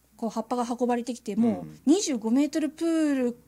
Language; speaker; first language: Japanese; native; Japanese